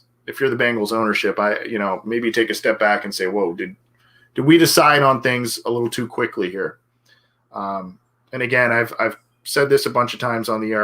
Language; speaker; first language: English; native; English